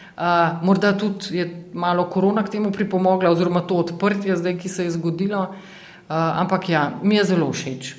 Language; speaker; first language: Slovenian; native; Slovenian